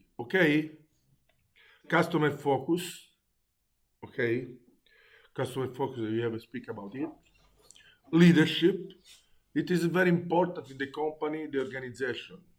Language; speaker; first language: English; non-native, learner; Italian